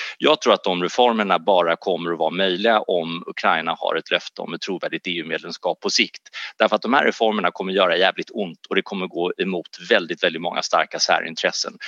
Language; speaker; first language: Swedish; native; Swedish